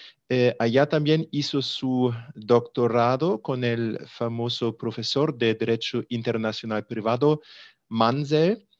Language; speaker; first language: Spanish; non-native, fluent; German